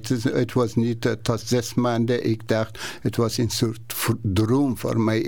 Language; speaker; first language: Dutch; non-native, learner; Persian